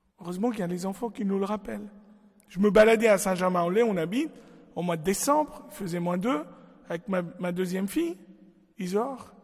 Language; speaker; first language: French; non-native, local second language; Arabic